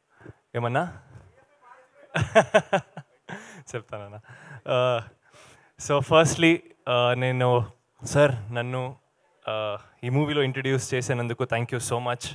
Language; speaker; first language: Telugu; non-native, learner; Kannada